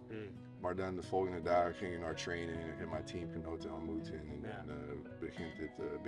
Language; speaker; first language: Dutch; non-native, fluent; English